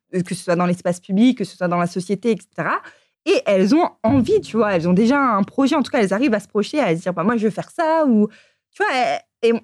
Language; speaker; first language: French; native; French